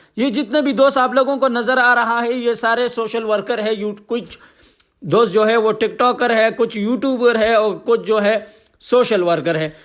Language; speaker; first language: Urdu; non-native, local second language; Pashto